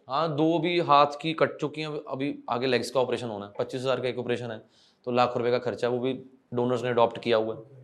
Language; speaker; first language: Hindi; non-native, local second language; Punjabi